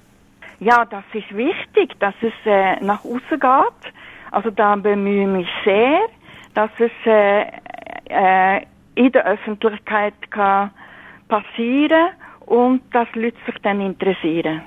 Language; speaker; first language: German; non-native, fluent; Norwegian